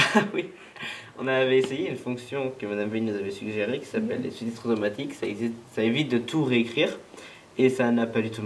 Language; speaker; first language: French; native; French